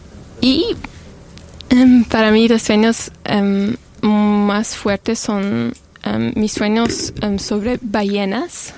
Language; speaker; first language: Spanish; non-native, learner; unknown